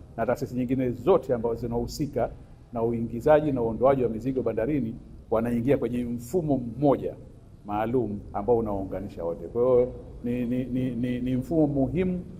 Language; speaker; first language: Swahili; native; Swahili